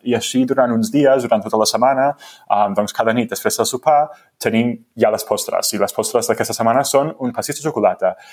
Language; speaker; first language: Catalan; non-native, fluent; English